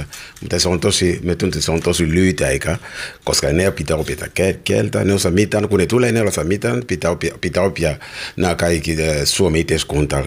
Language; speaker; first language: Finnish; non-native, learner; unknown